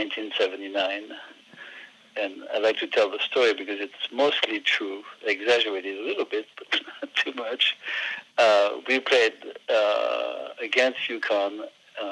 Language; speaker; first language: English; non-native, fluent; French